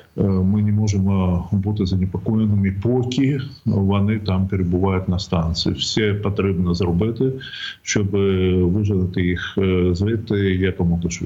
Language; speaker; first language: Ukrainian; native; Ukrainian